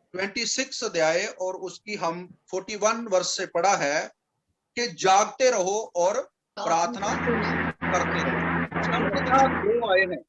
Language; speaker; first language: Hindi; non-native, local second language; Punjabi